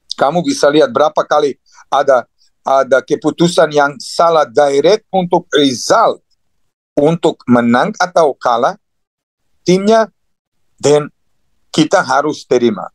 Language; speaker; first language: Indonesian; non-native, fluent; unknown